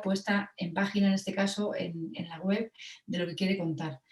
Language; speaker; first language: Spanish; native; Spanish